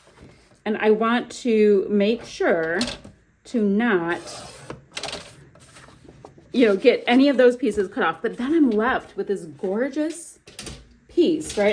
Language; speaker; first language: English; native; English